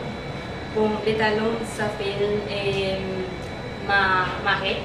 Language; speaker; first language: French; non-native, learner; Spanish